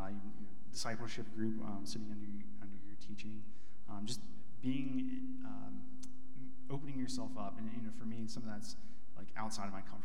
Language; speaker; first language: English; native; English